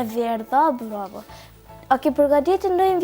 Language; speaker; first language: Albanian; native; Albanian